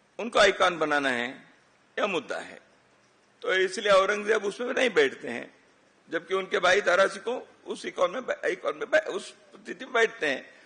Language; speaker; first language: Hindi; non-native, local second language; Kannada